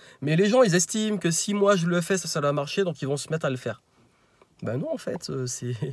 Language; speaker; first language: French; native; French